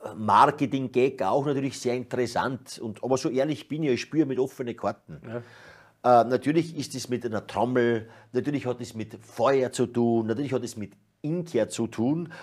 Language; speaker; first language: German; native; German